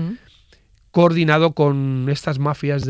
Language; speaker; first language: Spanish; native; Spanish